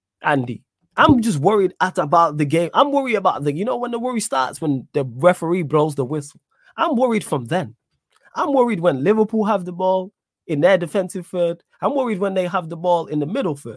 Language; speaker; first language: English; native; English